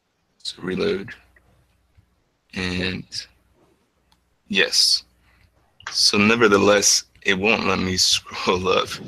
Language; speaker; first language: English; native; English